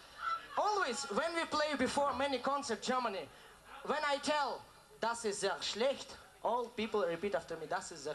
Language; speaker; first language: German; non-native, learner; Russian